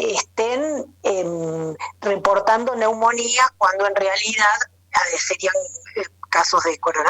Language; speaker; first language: Spanish; native; Spanish